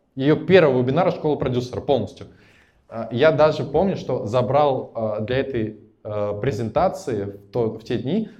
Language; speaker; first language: Russian; native; Russian